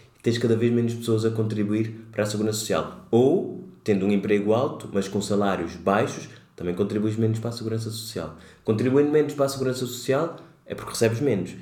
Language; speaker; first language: Portuguese; native; Portuguese